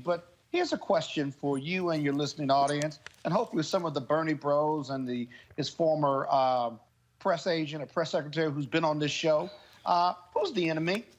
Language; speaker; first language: English; native; English